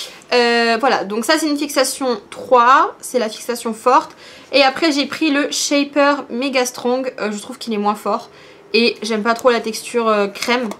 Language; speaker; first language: French; native; French